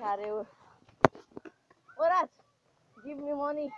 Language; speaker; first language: English; non-native, learner; Nepali